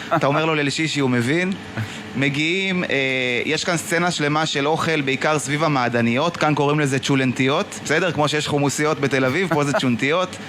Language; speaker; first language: Hebrew; native; Hebrew